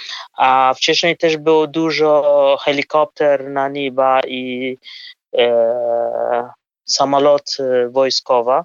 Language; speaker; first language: Polish; non-native, fluent; Kurdish